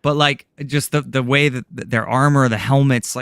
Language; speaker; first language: English; native; English